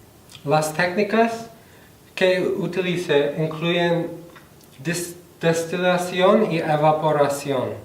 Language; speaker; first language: Spanish; non-native, fluent; English